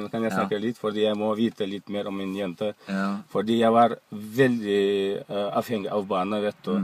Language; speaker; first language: Norwegian; non-native, learner; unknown